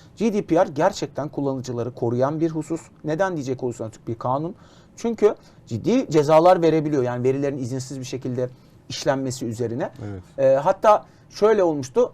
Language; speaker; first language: Turkish; native; Turkish